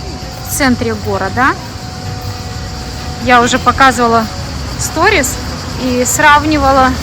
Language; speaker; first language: Russian; native; Russian